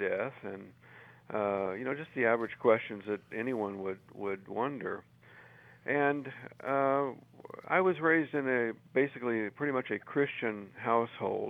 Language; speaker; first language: English; native; English